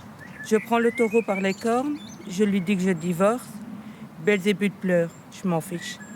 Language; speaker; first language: French; native; French